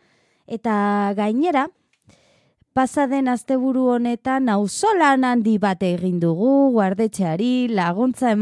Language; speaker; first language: Basque; non-native, learner; Spanish